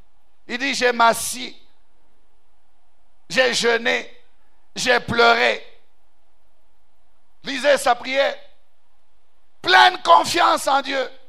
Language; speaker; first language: French; non-native, local second language; Swahili